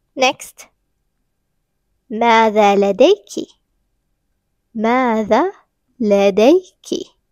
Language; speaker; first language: Arabic; non-native, fluent; English